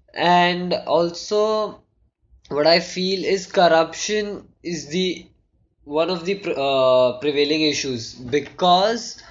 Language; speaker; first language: English; non-native, local second language; Hindi